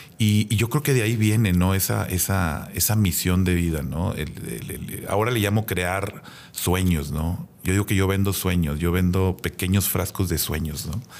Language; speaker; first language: Spanish; native; Spanish